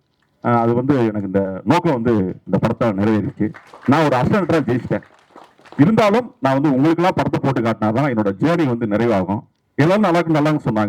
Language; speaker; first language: Tamil; native; Tamil